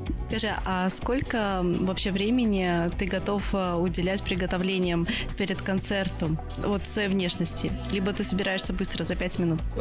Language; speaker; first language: Russian; native; Russian